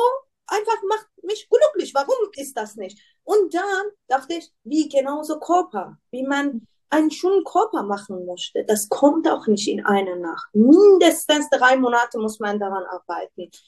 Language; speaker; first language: German; non-native, learner; Persian